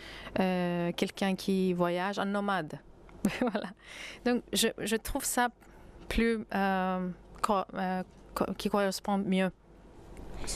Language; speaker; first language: French; non-native, fluent; Greek